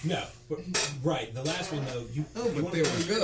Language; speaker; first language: English; native; English